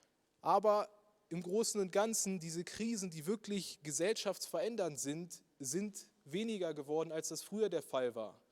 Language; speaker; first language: German; native; German